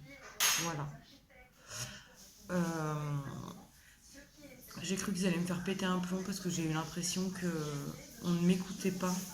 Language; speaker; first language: French; native; French